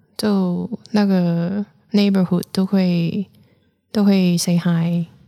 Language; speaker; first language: Chinese; non-native, local second language; Cantonese